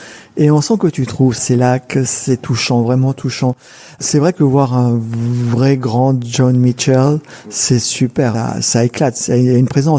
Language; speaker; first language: French; native; French